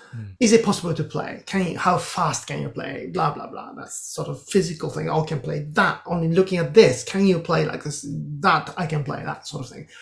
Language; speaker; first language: English; non-native, fluent; Japanese